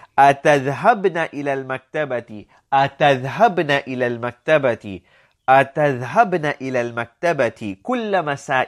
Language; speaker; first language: Arabic; non-native, fluent; English